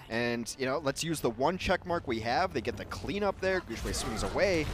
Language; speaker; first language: English; native; English